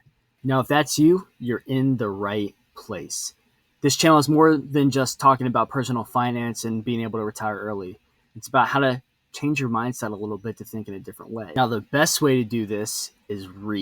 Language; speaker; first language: English; native; English